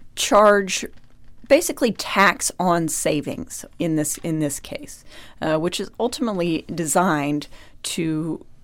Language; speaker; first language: English; native; English